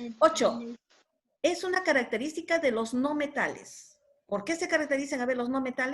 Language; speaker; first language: Spanish; native; Spanish